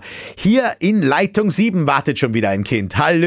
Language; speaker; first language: German; native; German